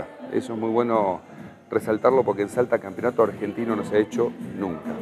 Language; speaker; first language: Spanish; native; Spanish